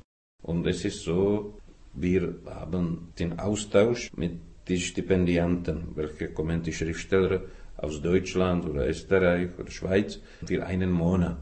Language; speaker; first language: German; non-native, fluent; Czech